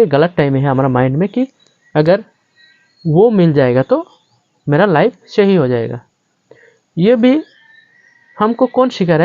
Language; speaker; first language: Hindi; non-native, local second language; Bangla